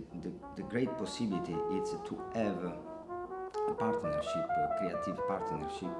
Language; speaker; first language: English; non-native, learner; Italian